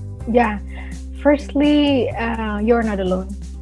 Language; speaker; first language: English; non-native, fluent; Indonesian